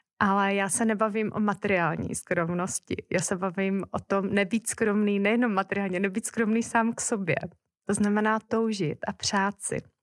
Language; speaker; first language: Czech; native; Czech